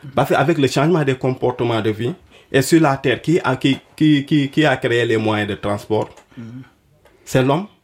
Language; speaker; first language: French; non-native, local second language; Wolof